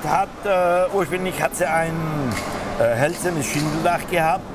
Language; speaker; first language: German; native; German